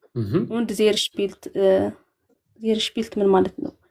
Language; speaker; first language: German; non-native, learner; Amharic